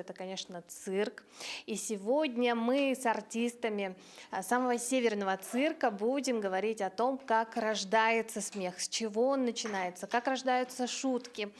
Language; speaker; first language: Russian; native; Russian